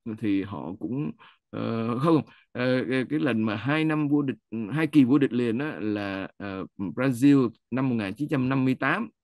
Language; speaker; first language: Vietnamese; native; Vietnamese